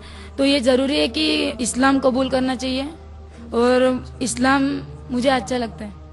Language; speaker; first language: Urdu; non-native, local second language; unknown